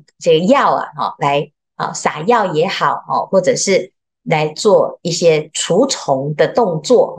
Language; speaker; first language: Chinese; native; Chinese